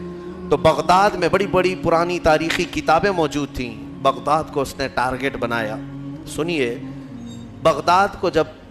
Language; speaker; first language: Urdu; native; Urdu